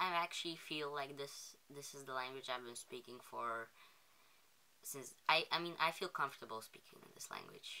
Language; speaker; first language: English; early bilingual, other home language; Polish